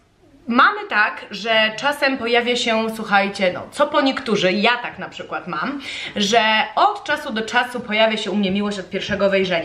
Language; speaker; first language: Polish; native; Polish